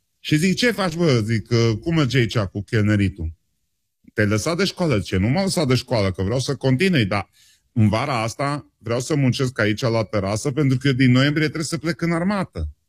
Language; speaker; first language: Romanian; native; Romanian